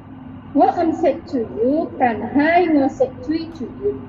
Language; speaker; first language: Cantonese; non-native, learner; Indonesian